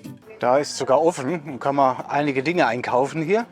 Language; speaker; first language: German; native; German